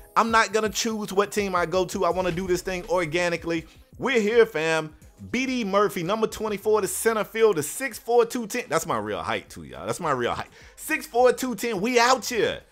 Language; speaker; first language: English; native; English